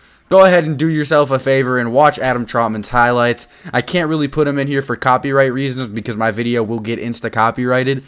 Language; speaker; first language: English; native; English